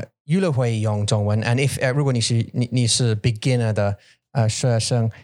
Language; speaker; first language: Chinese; non-native, learner; English